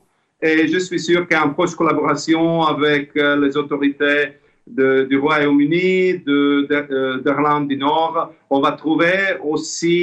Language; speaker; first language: French; non-native, fluent; Slovak